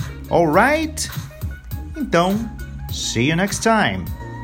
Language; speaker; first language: English; non-native, fluent; Portuguese